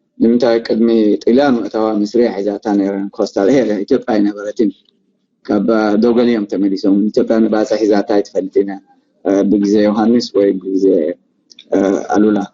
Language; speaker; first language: Tigrinya; non-native, local second language; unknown